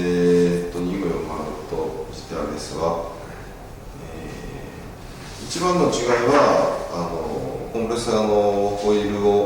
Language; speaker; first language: Japanese; native; Japanese